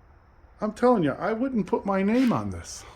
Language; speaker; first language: English; native; English